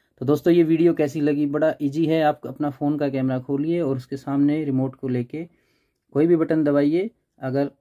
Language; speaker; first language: Hindi; native; Hindi